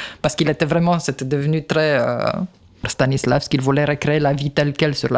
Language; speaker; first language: French; native; French